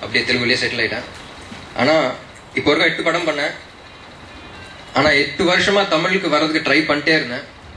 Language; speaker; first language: Tamil; non-native, local second language; Telugu